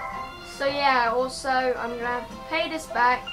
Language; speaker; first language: English; native; English